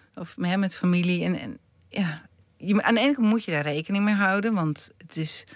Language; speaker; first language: Dutch; native; Dutch